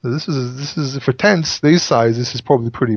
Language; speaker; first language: English; non-native, fluent; Hebrew